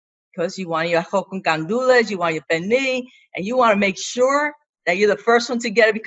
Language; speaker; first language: English; native; English